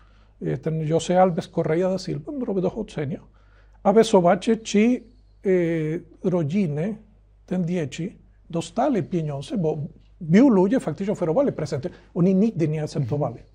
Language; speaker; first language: Polish; non-native, learner; Spanish